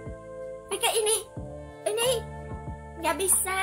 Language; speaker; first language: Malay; non-native, learner; Vietnamese